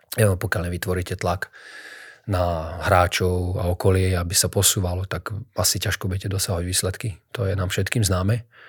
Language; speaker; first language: Slovak; native; Slovak